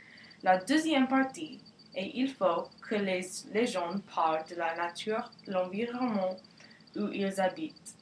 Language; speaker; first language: French; non-native, learner; English